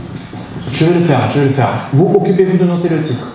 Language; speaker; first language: French; native; French